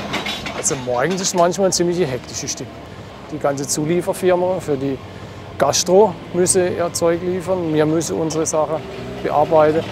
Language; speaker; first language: German; native; German